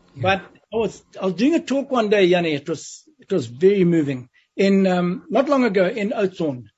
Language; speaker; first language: English; native; English